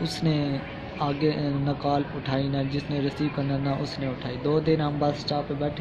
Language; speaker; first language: Urdu; non-native, local second language; Punjabi